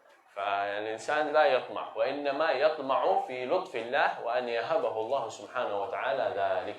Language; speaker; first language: Arabic; native; Arabic